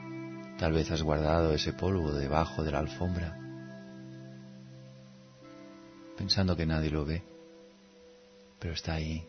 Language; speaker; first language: Spanish; native; Spanish